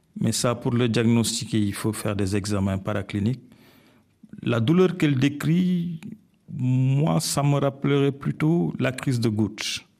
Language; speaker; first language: French; non-native, local second language; Wolof